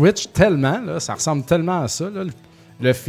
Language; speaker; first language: French; native; French